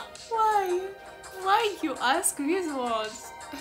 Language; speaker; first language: English; non-native, learner; Russian